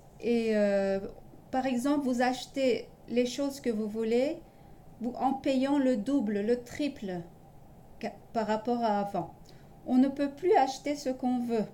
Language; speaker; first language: French; early bilingual, other home language; Turkish